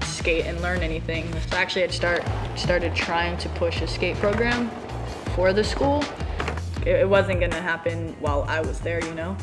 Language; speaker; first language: English; native; English